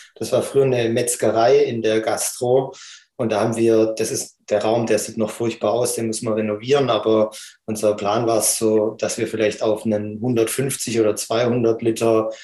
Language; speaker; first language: German; native; German